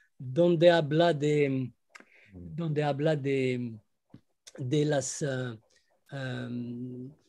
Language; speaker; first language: Spanish; non-native, fluent; Arabic